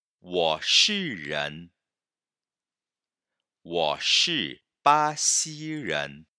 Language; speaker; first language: Chinese; non-native, fluent; Portuguese